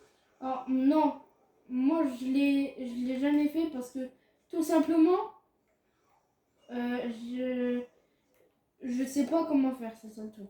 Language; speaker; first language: French; native; French